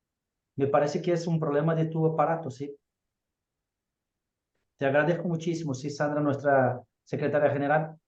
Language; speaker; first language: Spanish; non-native, fluent; Portuguese